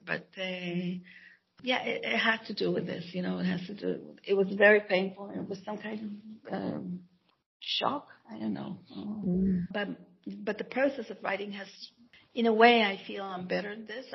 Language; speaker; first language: English; non-native, fluent; Hebrew